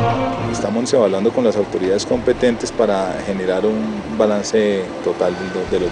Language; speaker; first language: Spanish; native; Spanish